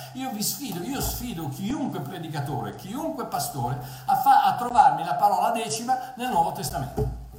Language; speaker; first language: Italian; early bilingual, heritage; Italian